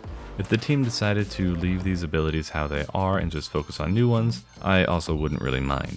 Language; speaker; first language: English; native; English